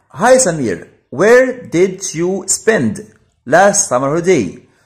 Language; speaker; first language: English; non-native, fluent; Arabic